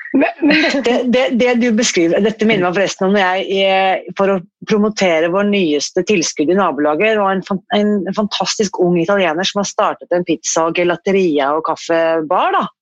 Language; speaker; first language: Norwegian; native; Norwegian